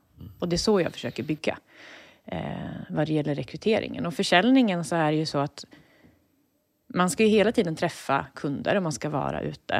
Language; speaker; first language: Swedish; native; Swedish